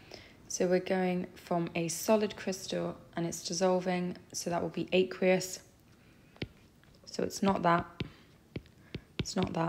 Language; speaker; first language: English; native; English